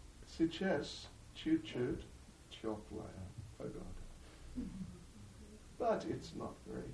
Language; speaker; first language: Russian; non-native, learner; English